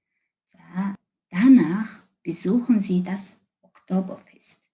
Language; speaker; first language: German; non-native, fluent; Mongolian